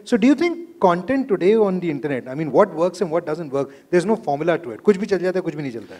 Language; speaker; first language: Hindi; native; Hindi